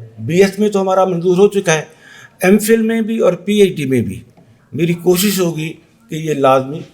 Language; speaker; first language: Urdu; non-native, local second language; Punjabi